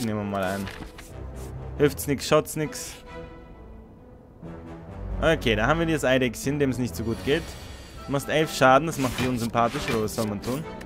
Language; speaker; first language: German; native; German